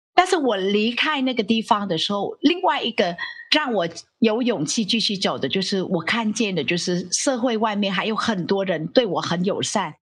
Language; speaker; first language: Chinese; non-native, fluent; Vietnamese